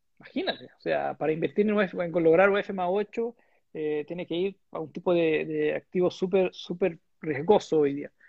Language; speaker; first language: Spanish; non-native, fluent; Portuguese